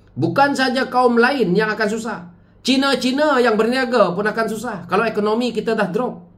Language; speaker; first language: Malay; native; Malay